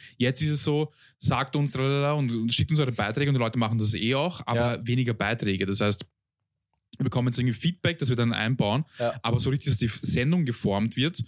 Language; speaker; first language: German; early bilingual, other home language; Bosnian